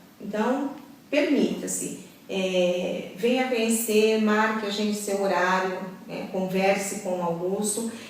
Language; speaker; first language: Portuguese; native; Portuguese